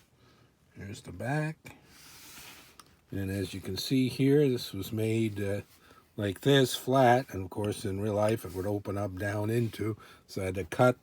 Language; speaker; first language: English; native; English